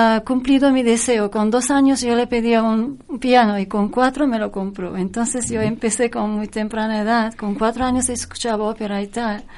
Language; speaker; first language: Spanish; non-native, fluent; Turkish